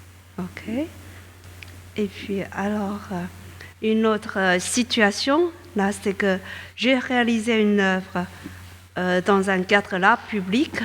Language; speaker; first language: French; non-native, fluent; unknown